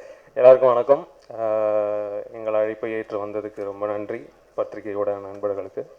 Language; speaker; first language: Tamil; native; Tamil